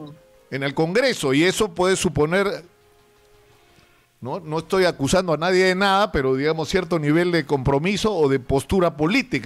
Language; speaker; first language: Spanish; native; Spanish